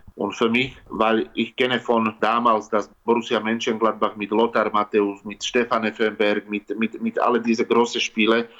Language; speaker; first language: German; non-native, learner; Slovak